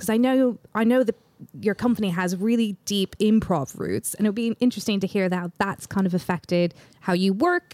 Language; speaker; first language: English; native; English